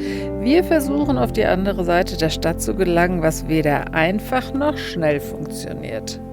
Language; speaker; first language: German; native; German